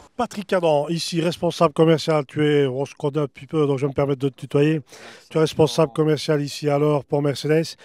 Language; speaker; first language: French; native; French